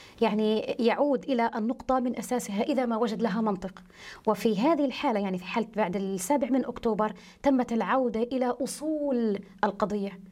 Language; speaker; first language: Arabic; early bilingual, heritage; Arabic